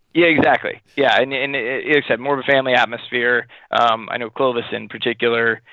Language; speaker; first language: English; native; English